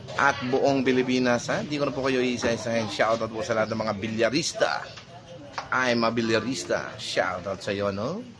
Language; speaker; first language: Filipino; native; Filipino